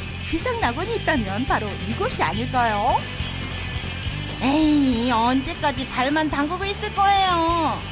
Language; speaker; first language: Korean; native; Korean